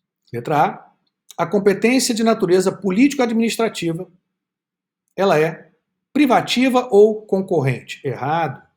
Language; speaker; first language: Portuguese; native; Portuguese